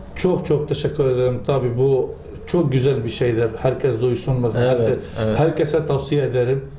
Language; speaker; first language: Turkish; non-native, learner; Arabic